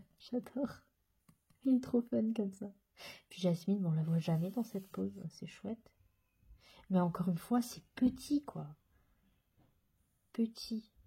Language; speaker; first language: French; native; French